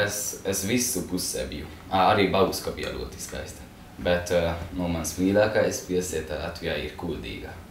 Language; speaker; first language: Latvian; non-native, learner; Hungarian